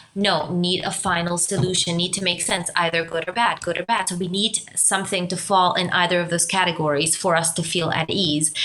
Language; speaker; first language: English; non-native, fluent; Romanian